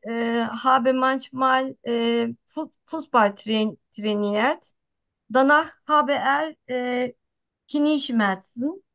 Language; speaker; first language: German; non-native, learner; Turkish